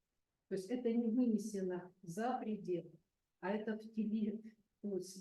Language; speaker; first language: Russian; native; Russian